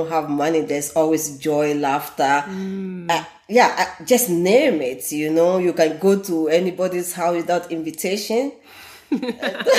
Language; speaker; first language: English; non-native, local second language; Ewe